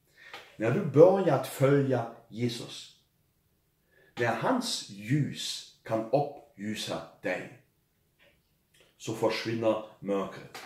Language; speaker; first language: Swedish; non-native, fluent; German